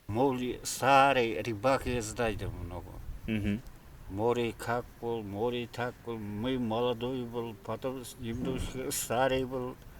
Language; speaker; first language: Russian; non-native, local second language; Kara-Kalpak